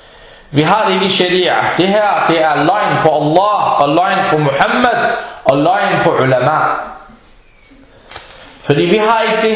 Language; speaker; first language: Danish; non-native, fluent; Arabic